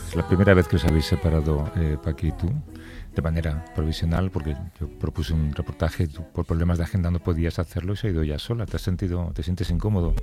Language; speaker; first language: Spanish; native; Spanish